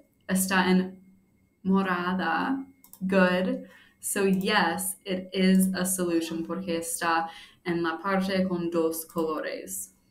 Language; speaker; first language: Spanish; non-native, fluent; English